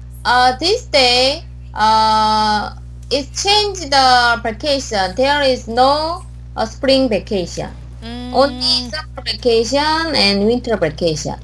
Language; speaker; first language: English; non-native, learner; Korean